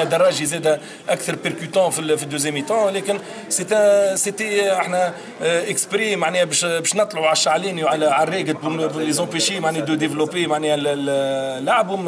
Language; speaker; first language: French; non-native, local second language; Arabic